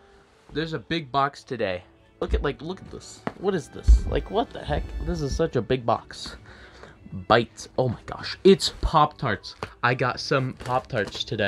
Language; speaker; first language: English; native; English